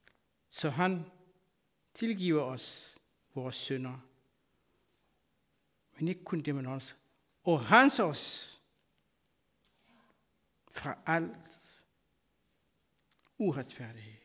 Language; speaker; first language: Danish; non-native, fluent; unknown